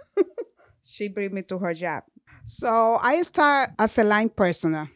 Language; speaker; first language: English; non-native, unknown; Spanish